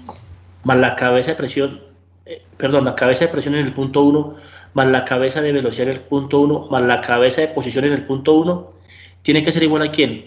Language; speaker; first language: Spanish; native; Spanish